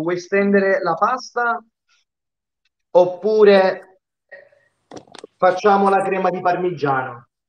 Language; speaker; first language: Italian; native; Italian